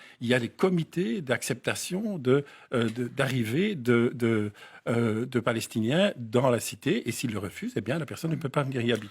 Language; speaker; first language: French; native; French